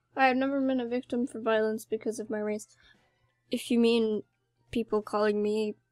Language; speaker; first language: English; native; English